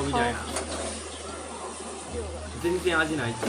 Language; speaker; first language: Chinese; non-native, fluent; Japanese